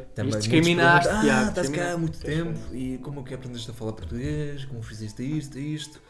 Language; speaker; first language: Portuguese; non-native, fluent; German